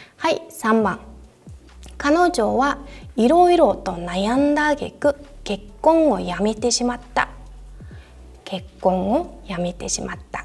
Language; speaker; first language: Japanese; non-native, fluent; Mongolian